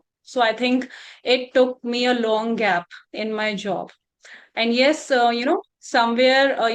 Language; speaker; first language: English; non-native, local second language; Hindi